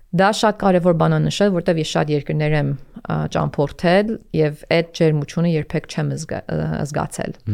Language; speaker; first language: Armenian; early bilingual, heritage; Armenian